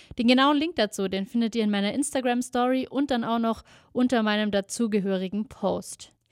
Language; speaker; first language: German; native; German